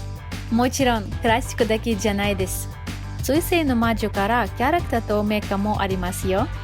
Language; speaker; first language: Japanese; non-native, learner; Russian